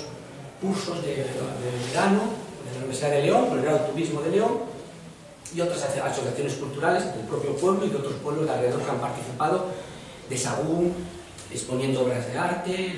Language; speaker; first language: Spanish; native; Spanish